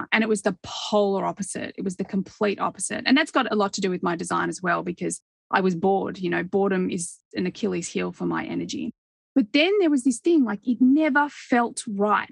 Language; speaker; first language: English; native; English